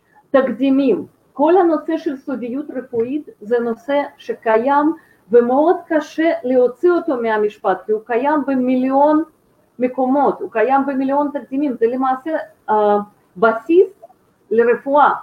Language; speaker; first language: Hebrew; non-native, fluent; Russian